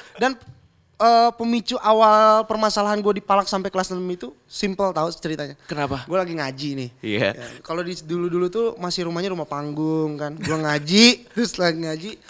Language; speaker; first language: Indonesian; native; Indonesian